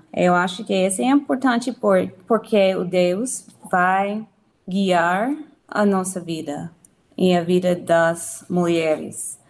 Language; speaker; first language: Portuguese; non-native, fluent; English